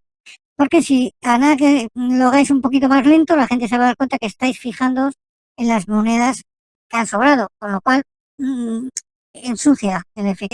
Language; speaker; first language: Spanish; native; Spanish